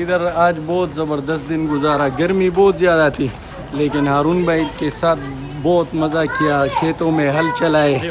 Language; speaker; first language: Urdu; non-native, local second language; Pashto